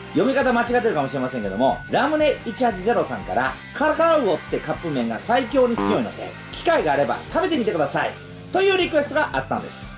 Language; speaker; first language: Japanese; early bilingual, other home language; English